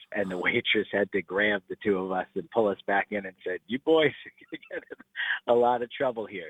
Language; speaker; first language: English; native; English